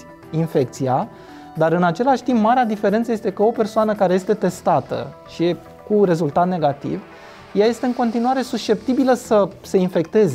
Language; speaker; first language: Romanian; native; Romanian